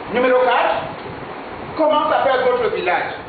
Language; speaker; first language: French; non-native, fluent; Yoruba